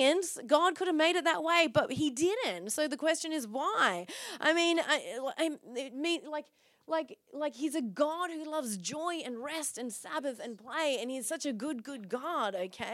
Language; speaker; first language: English; native; English